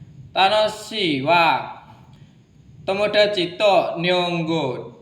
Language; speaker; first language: Japanese; non-native, learner; Indonesian